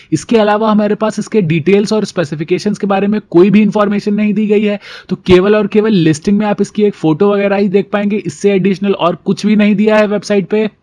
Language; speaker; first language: Hindi; native; Hindi